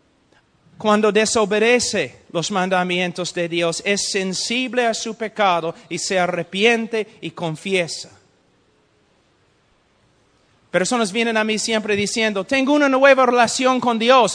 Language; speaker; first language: Spanish; non-native, fluent; English